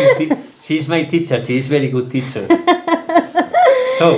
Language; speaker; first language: English; non-native, learner; Spanish